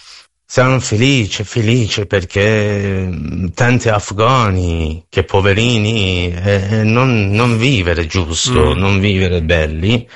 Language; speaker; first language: Italian; non-native, learner; Persian